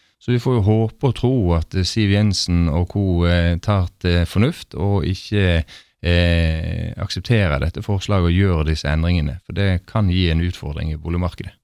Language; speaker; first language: Norwegian; native; Norwegian